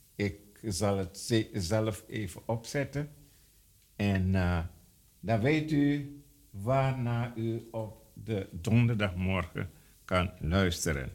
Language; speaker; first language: Dutch; native; Dutch